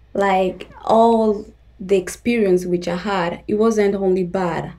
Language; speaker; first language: English; non-native, fluent; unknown